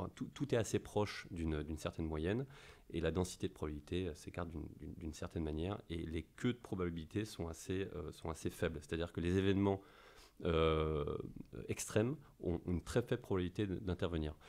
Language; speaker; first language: French; native; French